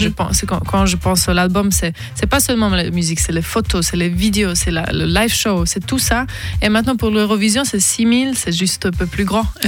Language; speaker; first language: French; non-native, local second language; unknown